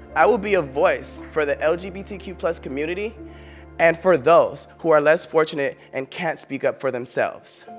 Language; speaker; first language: English; native; English